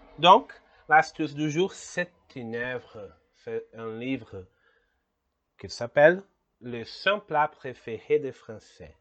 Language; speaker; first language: French; non-native, learner; Portuguese